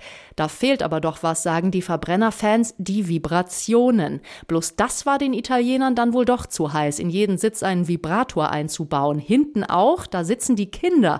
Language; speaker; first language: German; native; German